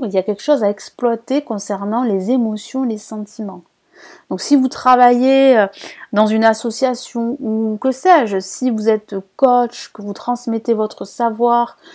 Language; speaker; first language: French; native; French